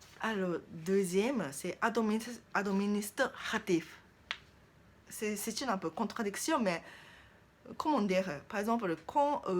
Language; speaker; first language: French; non-native, learner; Japanese